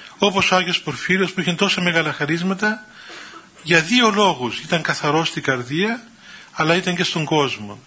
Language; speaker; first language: Greek; native; Greek